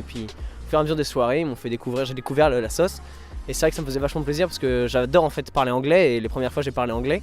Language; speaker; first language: French; native; French